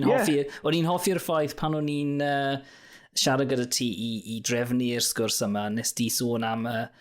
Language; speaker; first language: Welsh; non-native, local second language; English